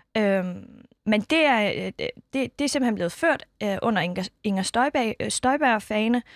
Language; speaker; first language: Danish; early bilingual, other home language; Kurdish